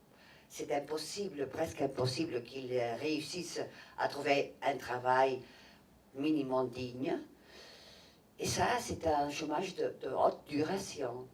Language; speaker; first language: French; non-native, fluent; Catalan